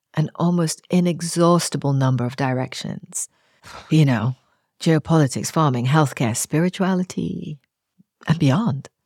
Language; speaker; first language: English; native; English